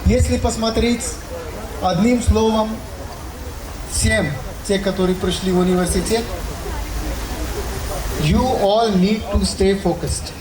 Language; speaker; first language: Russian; non-native, learner; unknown